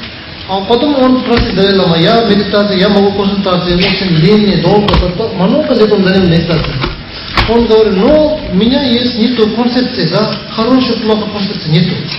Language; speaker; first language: Russian; non-native, learner; Tibetan